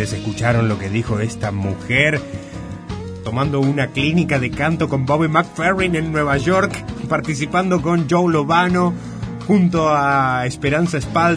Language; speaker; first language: Spanish; native; Spanish